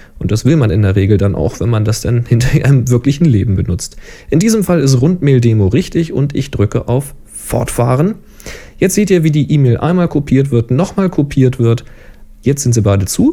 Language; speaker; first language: German; native; German